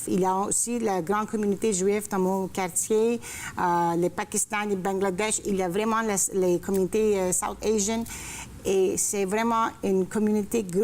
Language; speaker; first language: French; non-native, fluent; Greek